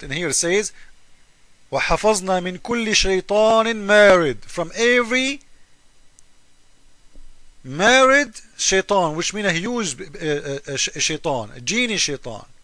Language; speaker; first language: English; non-native, fluent; Arabic